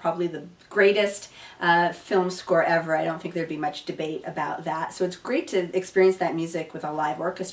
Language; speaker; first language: English; native; English